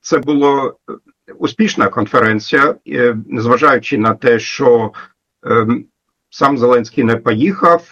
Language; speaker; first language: Ukrainian; non-native, fluent; German